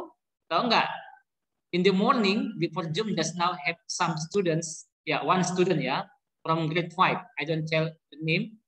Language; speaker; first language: English; non-native, learner; Indonesian